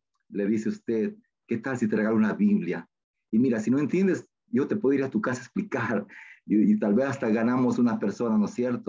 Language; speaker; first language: Spanish; native; Spanish